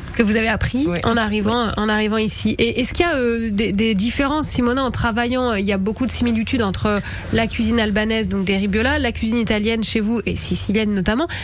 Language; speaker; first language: French; native; French